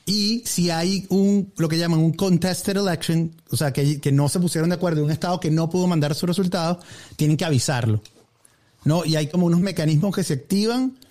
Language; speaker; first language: Spanish; native; Spanish